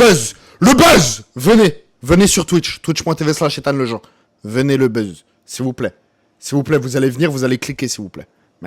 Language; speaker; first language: French; native; French